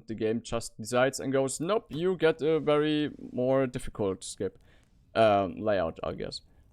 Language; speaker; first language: English; non-native, fluent; German